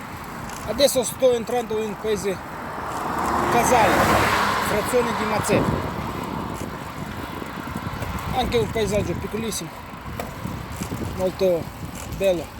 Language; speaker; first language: Italian; non-native, fluent; Romanian